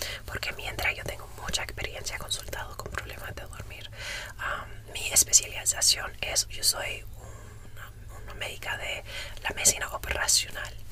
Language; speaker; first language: Spanish; non-native, fluent; English